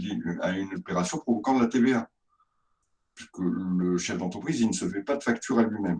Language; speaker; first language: French; native; French